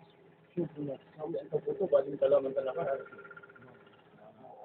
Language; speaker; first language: Arabic; non-native, learner; Filipino